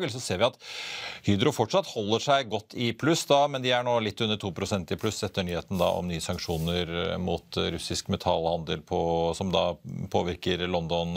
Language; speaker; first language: Norwegian; native; Norwegian